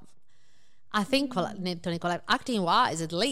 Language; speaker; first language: English; non-native, fluent; Italian